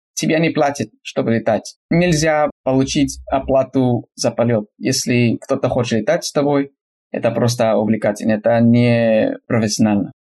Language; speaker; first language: Russian; non-native, fluent; English